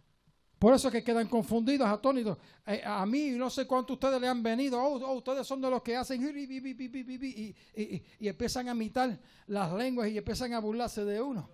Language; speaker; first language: Spanish; native; Spanish